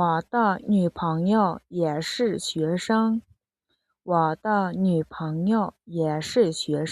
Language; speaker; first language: Chinese; non-native, fluent; Mongolian